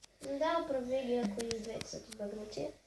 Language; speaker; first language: Bulgarian; native; Bulgarian